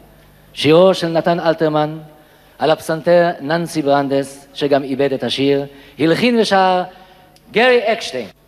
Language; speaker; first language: Hebrew; native; Hebrew